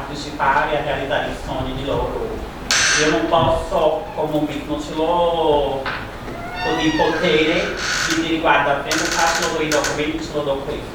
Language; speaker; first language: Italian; non-native, learner; Portuguese